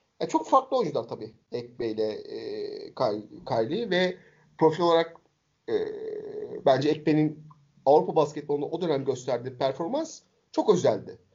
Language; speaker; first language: Turkish; native; Turkish